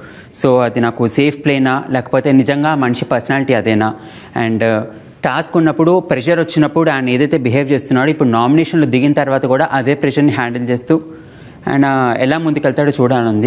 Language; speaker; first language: Telugu; native; Telugu